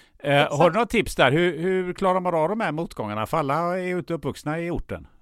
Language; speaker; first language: Swedish; non-native, local second language; German